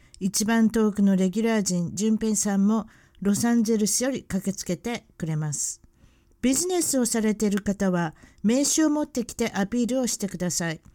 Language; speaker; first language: Japanese; native; Japanese